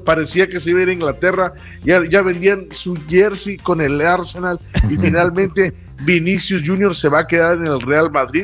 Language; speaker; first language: Spanish; native; Spanish